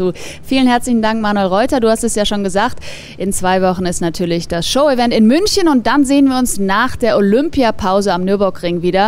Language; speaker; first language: German; native; German